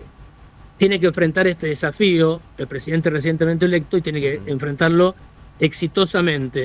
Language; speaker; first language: Spanish; native; Spanish